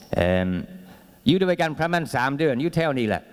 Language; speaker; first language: Thai; non-native, fluent; English